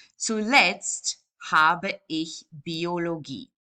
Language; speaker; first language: German; non-native, fluent; English